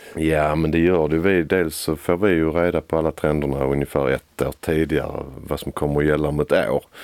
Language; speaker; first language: Swedish; native; Swedish